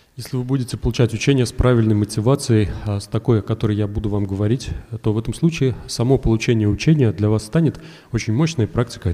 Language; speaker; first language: Russian; native; Russian